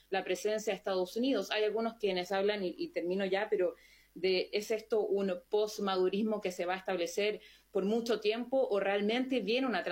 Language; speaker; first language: Spanish; native; Spanish